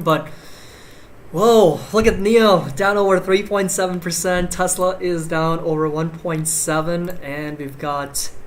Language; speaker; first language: English; native; English